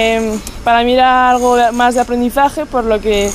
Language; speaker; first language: Spanish; native; Spanish